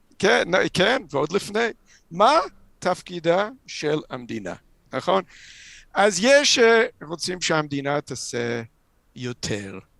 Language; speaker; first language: Hebrew; non-native, fluent; English